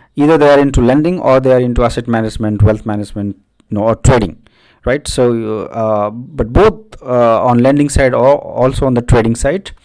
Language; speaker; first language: English; non-native, local second language; Odia